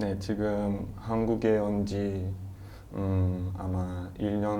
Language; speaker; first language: Korean; non-native, learner; Portuguese